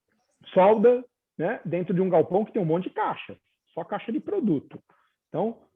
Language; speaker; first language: Portuguese; native; Portuguese